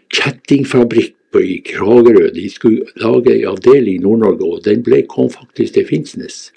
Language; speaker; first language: Norwegian; native; Norwegian